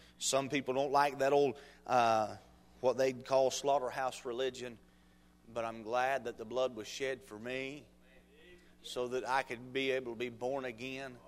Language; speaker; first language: English; native; English